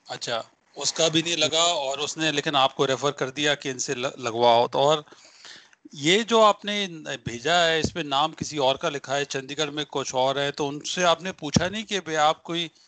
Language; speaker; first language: Hindi; native; Hindi